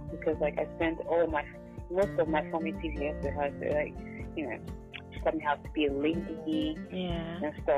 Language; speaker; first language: English; non-native, local second language; Yoruba